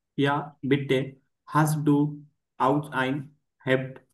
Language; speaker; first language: German; non-native, learner; Marathi